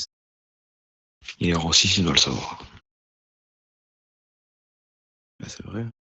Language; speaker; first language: French; native; French